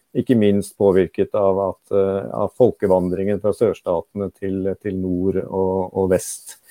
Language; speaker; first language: Norwegian; native; Norwegian